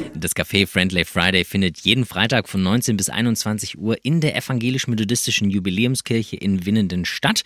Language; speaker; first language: German; native; German